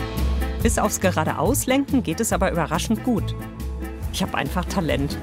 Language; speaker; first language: German; native; German